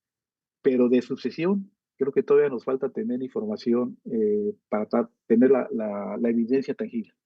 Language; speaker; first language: Spanish; native; Spanish